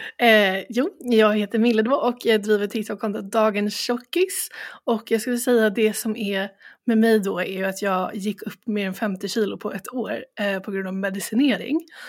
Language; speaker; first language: Swedish; native; Swedish